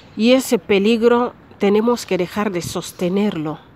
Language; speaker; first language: Spanish; non-native, local second language; Fang